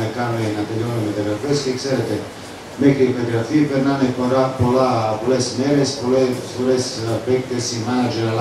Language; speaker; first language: Greek; non-native, fluent; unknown